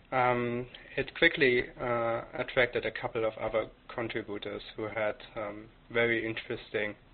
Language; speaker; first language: English; non-native, fluent; German